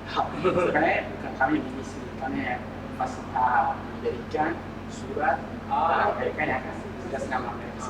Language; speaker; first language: Indonesian; non-native, fluent; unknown